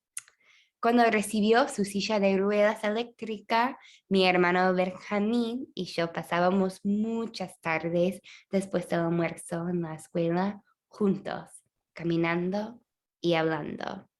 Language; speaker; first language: Spanish; non-native, fluent; English